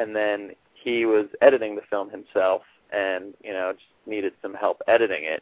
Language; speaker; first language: English; native; English